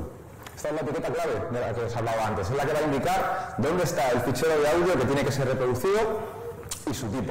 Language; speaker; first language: Spanish; native; Spanish